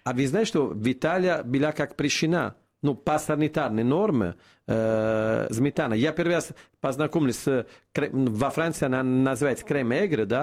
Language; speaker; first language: Russian; non-native, fluent; Italian